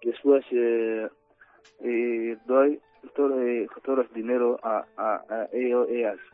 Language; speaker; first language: Spanish; non-native, learner; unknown